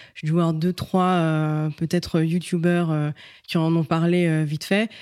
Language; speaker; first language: French; native; French